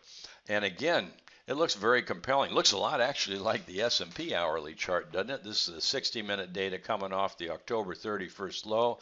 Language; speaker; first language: English; native; English